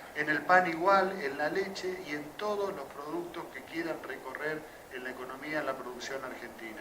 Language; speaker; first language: Spanish; native; Spanish